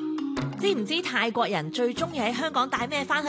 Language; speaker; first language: Cantonese; native; Cantonese